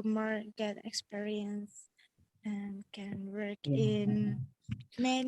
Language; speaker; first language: English; non-native, learner; Indonesian